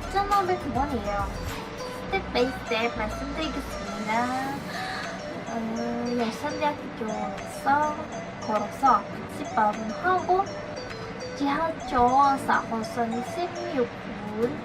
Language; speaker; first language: Korean; non-native, learner; Indonesian